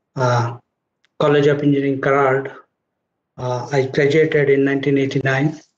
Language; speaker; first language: English; non-native, local second language; Marathi